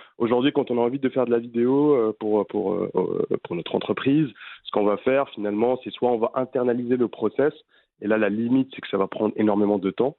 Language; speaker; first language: French; non-native, local second language; Arabic